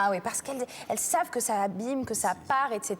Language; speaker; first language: French; native; French